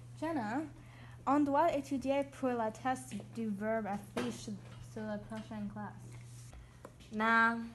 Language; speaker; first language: French; non-native, learner; English